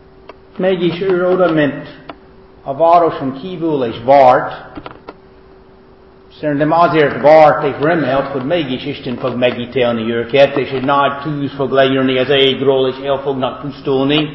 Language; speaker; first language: Hungarian; non-native, fluent; English